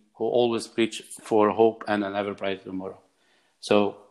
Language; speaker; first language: English; non-native, fluent; Arabic